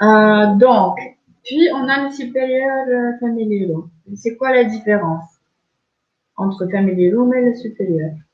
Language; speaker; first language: French; non-native, fluent; Russian